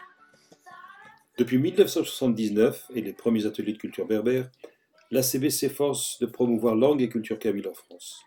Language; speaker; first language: French; native; French